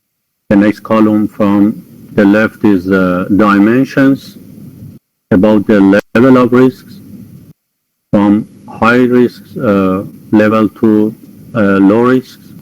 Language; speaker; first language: English; non-native, fluent; Persian